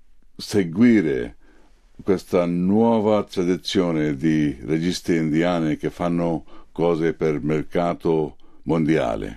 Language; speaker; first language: Italian; non-native, fluent; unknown